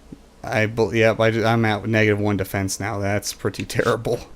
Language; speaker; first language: English; native; English